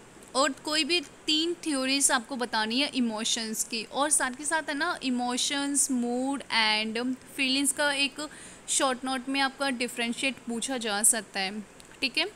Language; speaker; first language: Hindi; native; Hindi